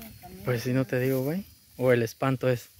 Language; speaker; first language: Spanish; native; Spanish